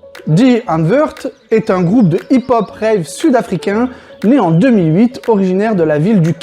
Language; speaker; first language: French; native; French